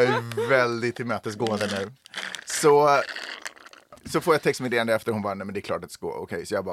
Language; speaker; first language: Swedish; native; Swedish